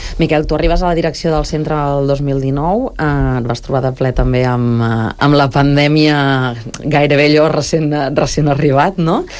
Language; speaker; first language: Catalan; native; Catalan